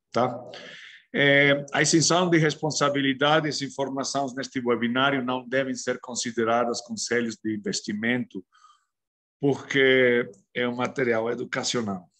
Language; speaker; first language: Portuguese; non-native, fluent; Spanish